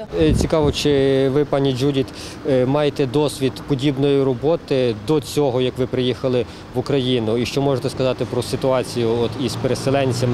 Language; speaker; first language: Ukrainian; native; Ukrainian